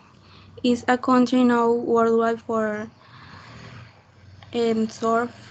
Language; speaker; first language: English; non-native, learner; Spanish